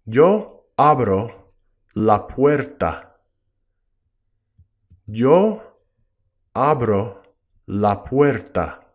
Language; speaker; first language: Spanish; non-native, fluent; English